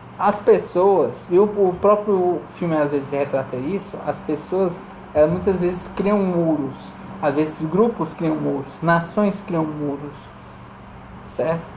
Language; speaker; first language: Portuguese; native; Portuguese